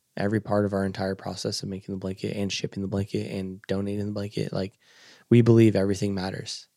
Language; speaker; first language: English; native; English